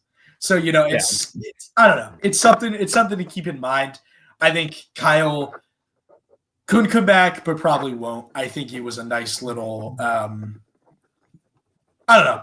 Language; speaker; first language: English; native; English